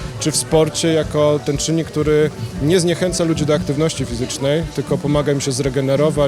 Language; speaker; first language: Polish; native; Polish